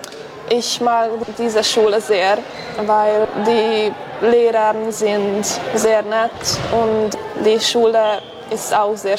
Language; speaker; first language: German; non-native, local second language; Hungarian